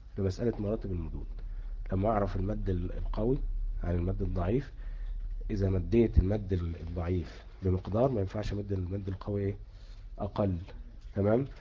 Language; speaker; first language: Arabic; native; Arabic